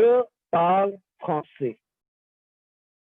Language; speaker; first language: French; non-native, fluent; Hindi